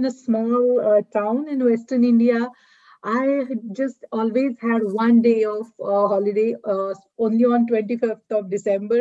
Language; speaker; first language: English; non-native, local second language; Marathi